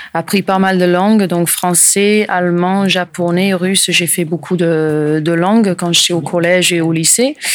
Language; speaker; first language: French; non-native, fluent; English